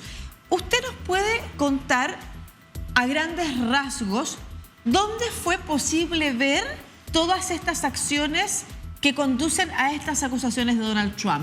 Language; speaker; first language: Spanish; native; Spanish